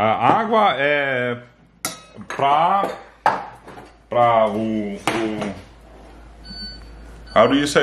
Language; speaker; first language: Portuguese; non-native, learner; Dutch